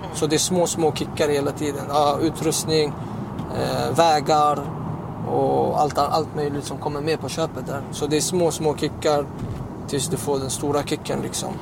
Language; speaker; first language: Swedish; early bilingual, other home language; Uyghur